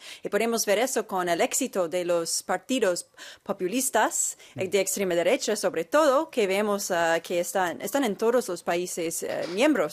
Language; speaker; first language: Spanish; non-native, fluent; English